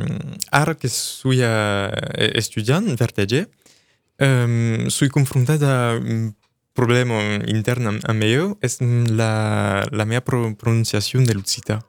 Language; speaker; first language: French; early bilingual, other home language; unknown